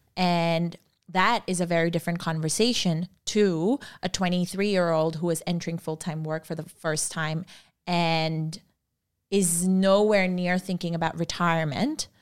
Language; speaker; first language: English; non-native, local second language; Urdu